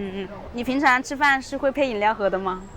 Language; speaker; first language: Chinese; native; Chinese